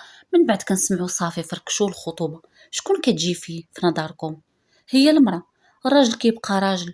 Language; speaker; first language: Arabic; native; Arabic